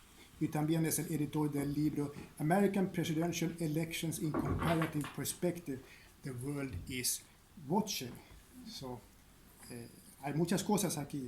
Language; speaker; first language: Spanish; non-native, fluent; Swedish